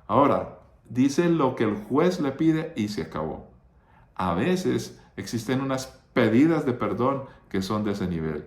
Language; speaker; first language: Spanish; native; Spanish